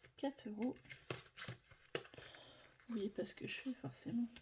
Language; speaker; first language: French; native; French